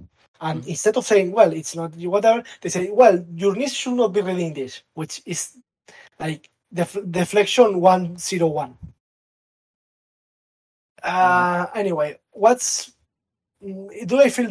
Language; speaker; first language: English; non-native, fluent; Catalan